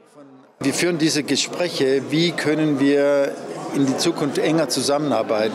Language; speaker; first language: German; non-native, fluent; Danish